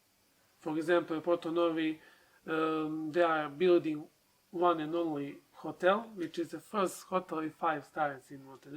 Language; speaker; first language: English; non-native, learner; Serbian